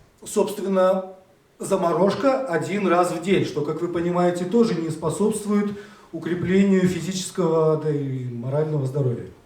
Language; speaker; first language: Russian; native; Russian